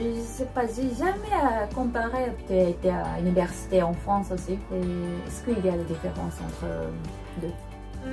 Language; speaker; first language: French; non-native, learner; Japanese